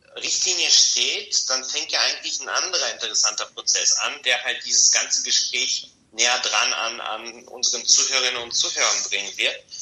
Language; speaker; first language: German; non-native, fluent; Bulgarian